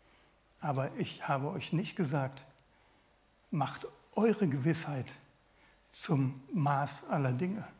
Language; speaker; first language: German; native; German